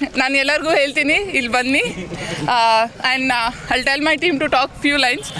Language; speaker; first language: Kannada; non-native, learner; Hindi